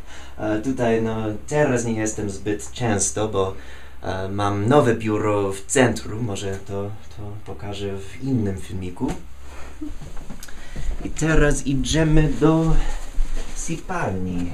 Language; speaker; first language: Polish; non-native, learner; English